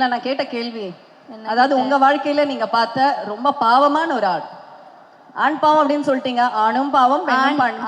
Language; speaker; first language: Tamil; native; Tamil